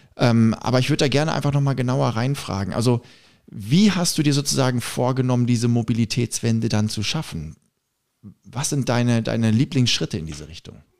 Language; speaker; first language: German; native; German